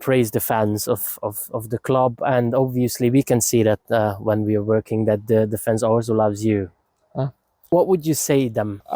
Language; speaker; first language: English; non-native, fluent; Hungarian